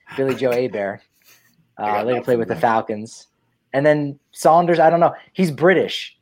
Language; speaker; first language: English; native; English